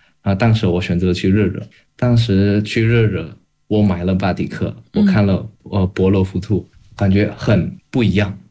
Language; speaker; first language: Chinese; non-native, fluent; Indonesian